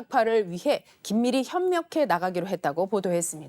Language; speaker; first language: Korean; native; Korean